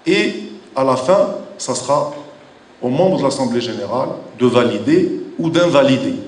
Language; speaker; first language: French; non-native, local second language; Arabic